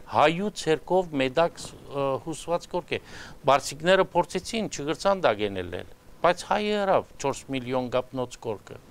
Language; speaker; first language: Armenian; early bilingual, heritage; Armenian